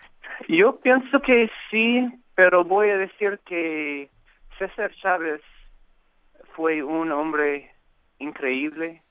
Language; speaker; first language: Spanish; non-native, fluent; English